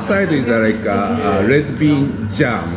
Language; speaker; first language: English; non-native, learner; Japanese